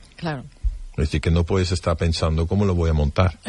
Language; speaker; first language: Spanish; non-native, fluent; Dutch